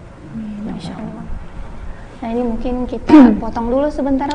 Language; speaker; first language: Indonesian; native; Indonesian